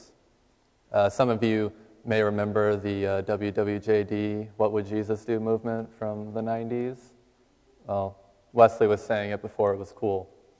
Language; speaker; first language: English; native; English